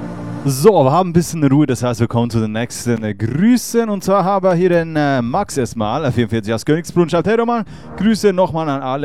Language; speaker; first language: German; native; German